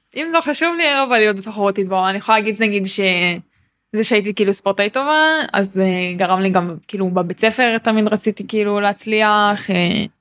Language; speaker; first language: Hebrew; native; Hebrew